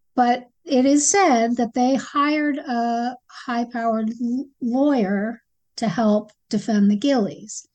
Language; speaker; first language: English; native; English